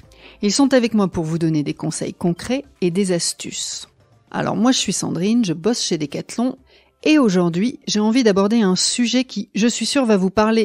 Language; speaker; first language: French; native; French